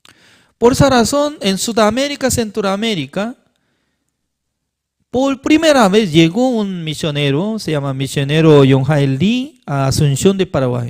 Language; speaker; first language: Spanish; non-native, learner; Korean